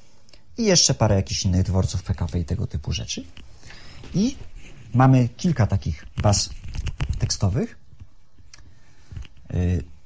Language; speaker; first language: Polish; native; Polish